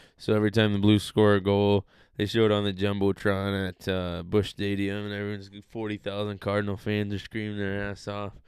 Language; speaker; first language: English; native; English